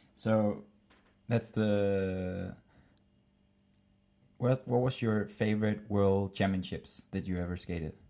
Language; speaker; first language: English; non-native, fluent; Danish